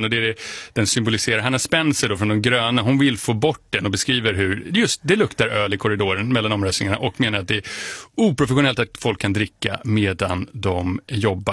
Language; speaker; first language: Swedish; native; Swedish